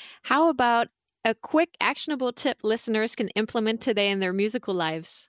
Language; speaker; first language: English; non-native, fluent; French